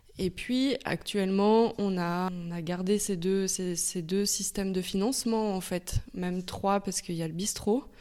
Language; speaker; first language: French; native; French